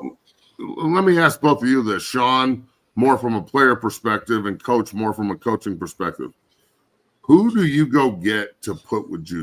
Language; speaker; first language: English; native; English